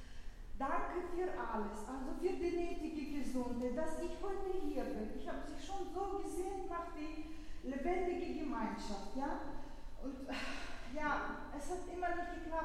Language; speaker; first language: German; non-native, fluent; Russian